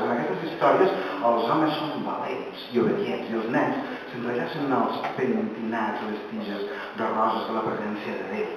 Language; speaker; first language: Catalan; native; Catalan